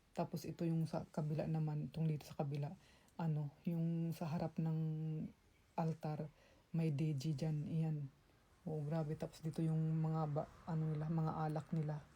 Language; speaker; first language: Filipino; non-native, local second language; Cebuano